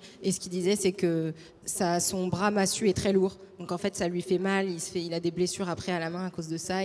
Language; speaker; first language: French; native; French